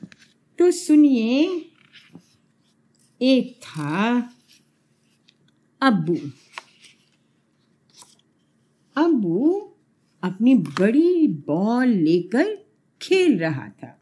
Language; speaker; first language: Hindi; native; Hindi